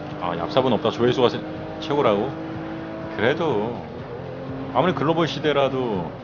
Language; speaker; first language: Korean; native; Korean